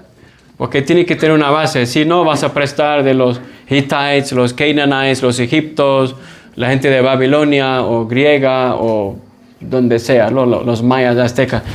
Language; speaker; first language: Spanish; non-native, fluent; English